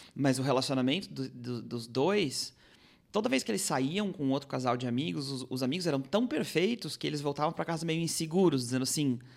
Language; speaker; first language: Portuguese; native; Portuguese